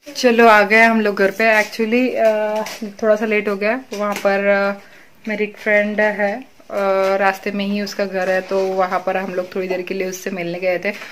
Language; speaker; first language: Hindi; native; Hindi